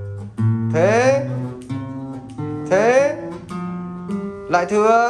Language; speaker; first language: Vietnamese; native; Vietnamese